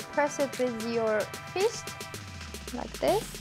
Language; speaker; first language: English; non-native, fluent; Chinese